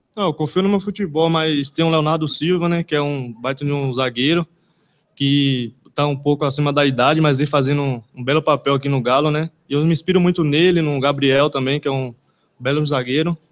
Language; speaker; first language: Portuguese; native; Portuguese